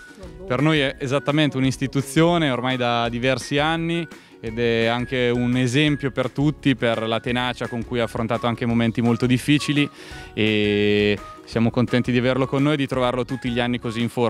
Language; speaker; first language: Italian; native; Italian